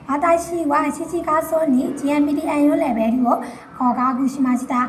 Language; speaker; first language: Japanese; non-native, learner; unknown